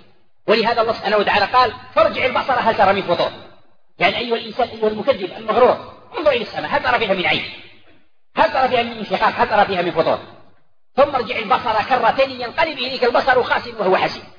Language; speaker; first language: Arabic; native; Arabic